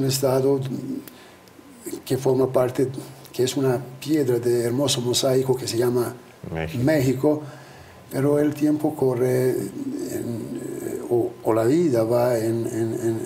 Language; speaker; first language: Spanish; non-native, fluent; Albanian